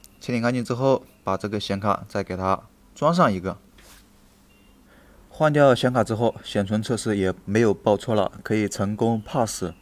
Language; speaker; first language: Chinese; native; Chinese